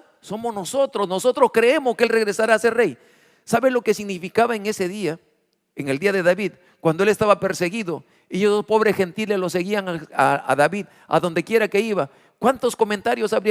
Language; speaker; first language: Spanish; native; Spanish